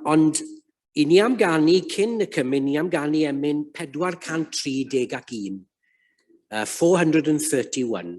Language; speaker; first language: Welsh; native; Welsh